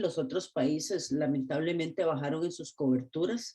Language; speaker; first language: Spanish; native; Spanish